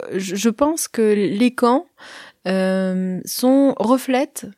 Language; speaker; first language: French; early bilingual, other home language; Arabic